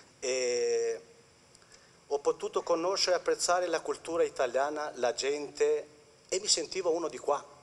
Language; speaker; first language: Italian; non-native, fluent; Albanian